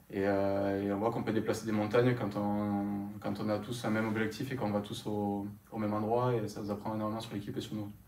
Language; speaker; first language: French; native; French